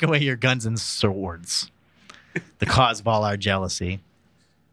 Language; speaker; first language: English; native; English